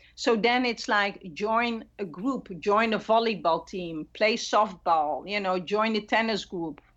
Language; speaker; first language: English; non-native, fluent; Dutch